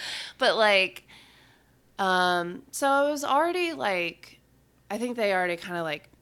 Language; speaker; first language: English; native; English